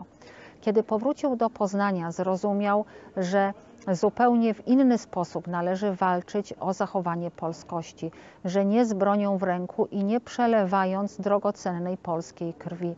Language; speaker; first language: Polish; native; Polish